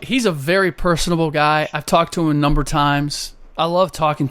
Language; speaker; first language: English; native; English